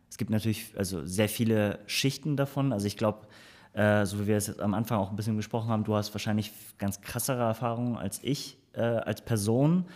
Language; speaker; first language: German; early bilingual, other home language; Turkish